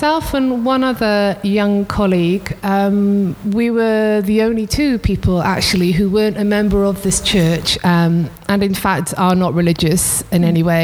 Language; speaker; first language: English; native; English